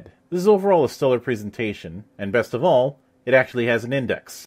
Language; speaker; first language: English; native; English